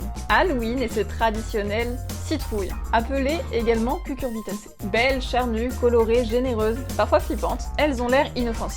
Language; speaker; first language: French; native; French